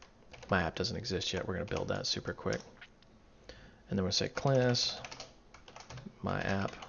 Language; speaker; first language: English; native; English